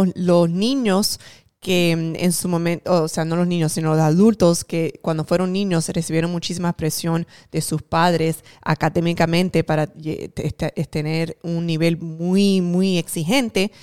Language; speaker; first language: Spanish; early bilingual, other home language; English